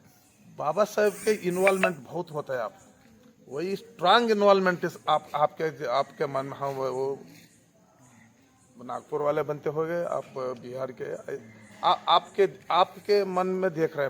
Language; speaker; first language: Hindi; non-native, local second language; Kannada